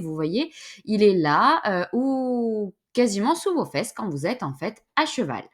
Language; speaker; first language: French; native; French